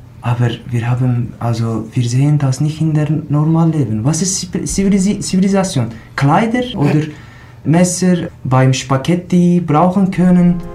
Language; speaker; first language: German; non-native, learner; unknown